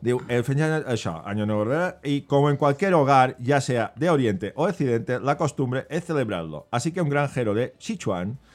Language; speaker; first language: Spanish; non-native, local second language; Catalan